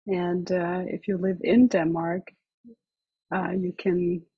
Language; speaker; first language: English; non-native, fluent; Danish